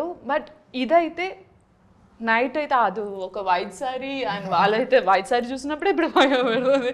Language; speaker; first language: Telugu; non-native, learner; Malayalam